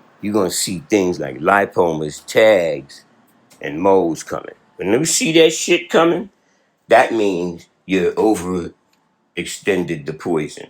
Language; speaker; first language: English; native; English